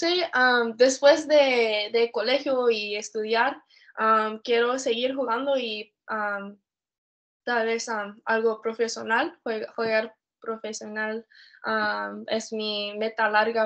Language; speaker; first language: Spanish; early bilingual, heritage; Spanish